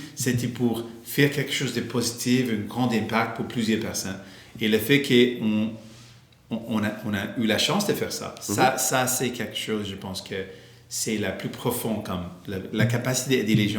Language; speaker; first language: French; non-native, local second language; English